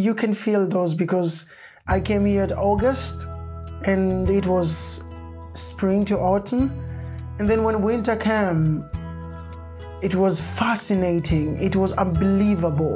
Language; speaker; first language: English; non-native, local second language; Swahili